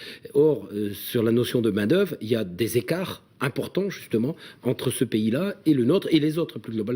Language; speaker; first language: French; native; French